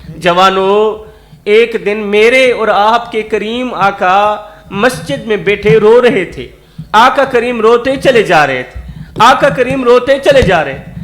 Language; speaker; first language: Urdu; non-native, local second language; Saraiki